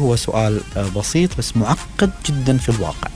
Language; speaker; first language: Arabic; native; Arabic